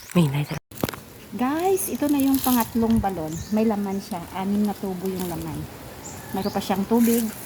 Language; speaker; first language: Filipino; non-native, local second language; Hiligaynon